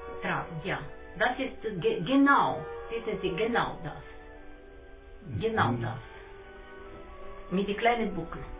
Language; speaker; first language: German; non-native, learner; Russian